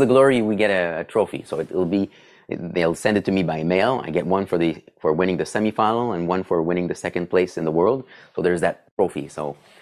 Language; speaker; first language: English; non-native, fluent; French